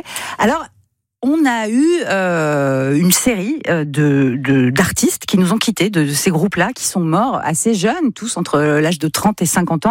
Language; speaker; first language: French; native; French